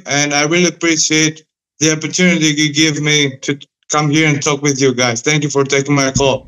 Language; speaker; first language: English; non-native, fluent; Greek